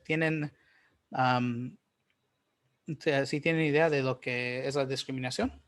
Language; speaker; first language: Spanish; early bilingual, heritage; Spanish